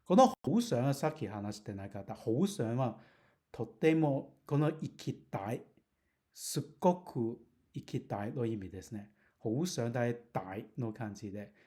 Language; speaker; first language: Japanese; non-native, fluent; Cantonese